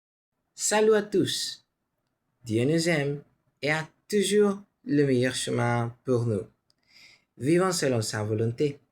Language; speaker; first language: French; non-native, learner; Spanish